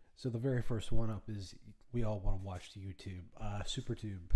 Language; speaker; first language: English; native; English